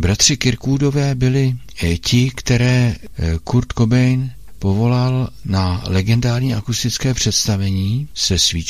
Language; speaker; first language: Czech; native; Czech